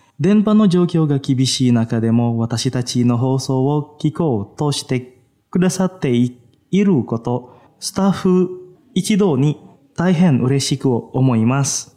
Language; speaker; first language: Japanese; non-native, fluent; Indonesian